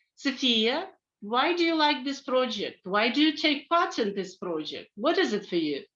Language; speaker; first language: English; non-native, fluent; Ukrainian